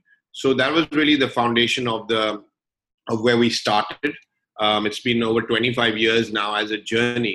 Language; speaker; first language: English; native; English